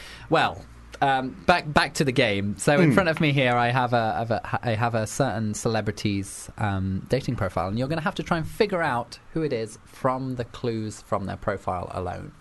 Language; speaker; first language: English; native; English